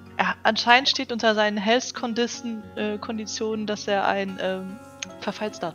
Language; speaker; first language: German; native; German